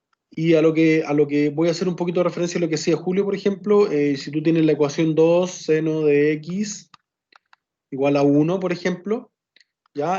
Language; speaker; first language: Spanish; native; Spanish